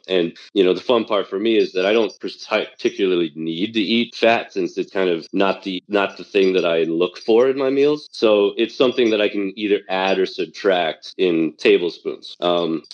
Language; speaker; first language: English; early bilingual, other home language; Chinese